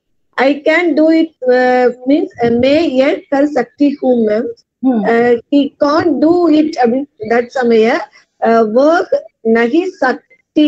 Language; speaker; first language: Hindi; non-native, learner; Tamil